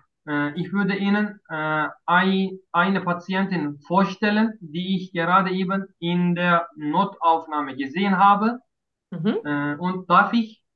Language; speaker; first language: German; non-native, learner; Turkish